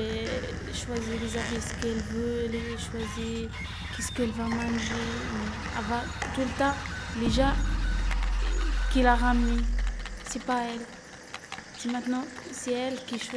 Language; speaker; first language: French; non-native, learner; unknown